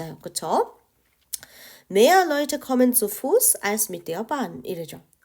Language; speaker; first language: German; non-native, fluent; Korean